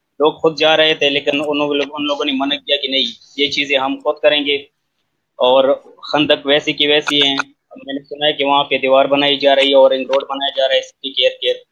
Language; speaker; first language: Urdu; non-native, local second language; Pashto